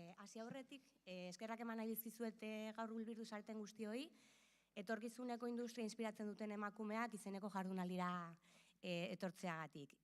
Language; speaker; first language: Basque; native; Basque